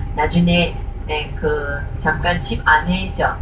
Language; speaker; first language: Korean; non-native, learner; Chinese